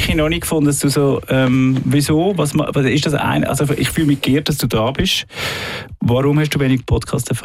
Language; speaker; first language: German; native; German